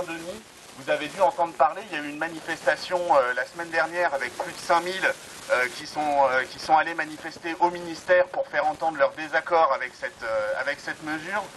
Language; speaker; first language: French; native; French